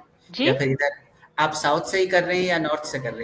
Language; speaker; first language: Hindi; native; Hindi